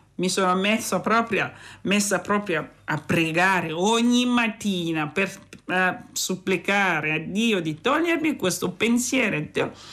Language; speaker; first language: Italian; non-native, fluent; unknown